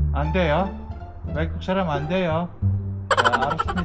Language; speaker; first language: Korean; non-native, learner; Filipino